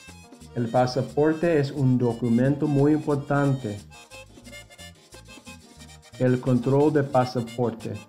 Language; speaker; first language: Spanish; non-native, fluent; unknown